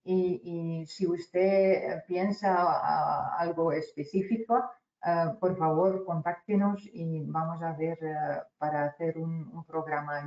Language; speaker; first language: Spanish; non-native, fluent; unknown